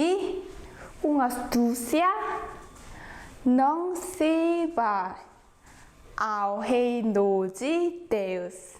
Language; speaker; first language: Portuguese; non-native, fluent; Korean